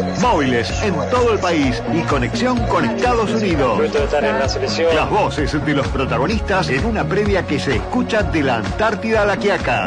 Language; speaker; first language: Spanish; native; Spanish